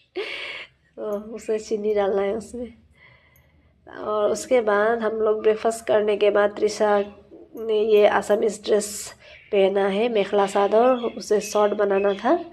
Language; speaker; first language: Hindi; non-native, local second language; Nepali